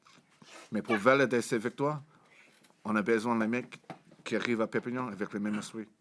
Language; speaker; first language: French; non-native, fluent; English